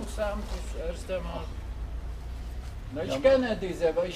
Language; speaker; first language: German; non-native, learner; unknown